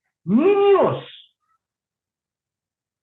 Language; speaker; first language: Spanish; non-native, fluent; Hebrew